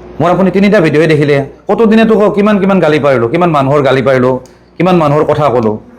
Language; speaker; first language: Assamese; native; Assamese